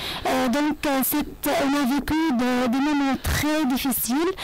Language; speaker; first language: French; non-native, learner; Arabic